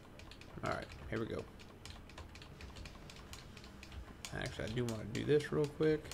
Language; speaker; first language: English; native; English